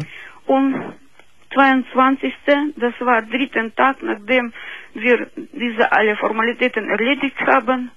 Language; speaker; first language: German; non-native, fluent; Russian